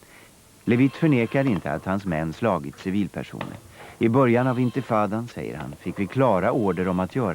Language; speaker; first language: Swedish; native; Swedish